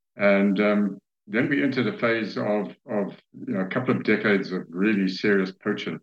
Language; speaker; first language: English; native; English